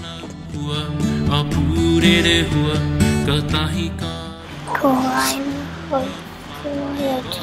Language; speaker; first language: Māori; non-native, learner; English